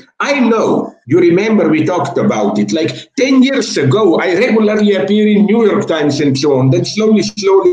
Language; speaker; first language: English; non-native, fluent; Slovenian